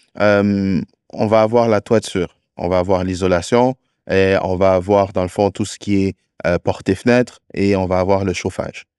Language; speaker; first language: French; native; French